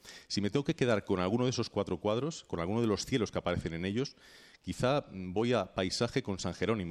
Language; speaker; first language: Spanish; native; Spanish